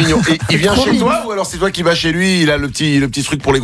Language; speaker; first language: French; native; French